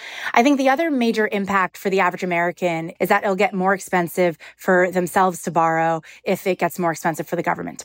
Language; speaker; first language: English; native; English